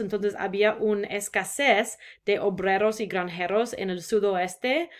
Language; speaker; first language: Spanish; non-native, fluent; English